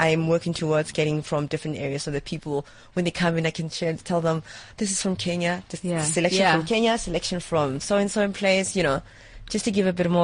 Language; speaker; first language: English; non-native, local second language; Zulu